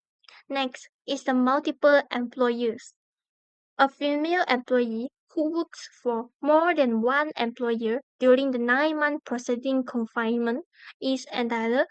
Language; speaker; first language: English; non-native, learner; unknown